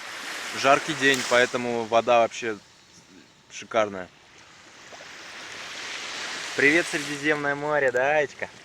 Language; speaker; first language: Russian; native; Russian